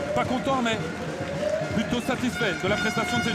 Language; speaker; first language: French; native; French